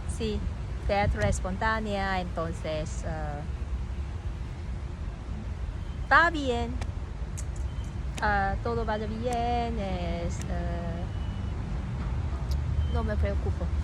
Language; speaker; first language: Spanish; non-native, learner; Cantonese